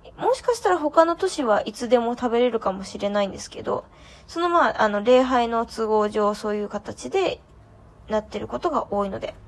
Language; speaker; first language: Japanese; native; Japanese